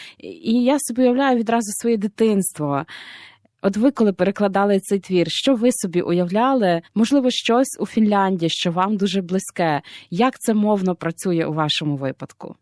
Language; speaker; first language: Ukrainian; native; Ukrainian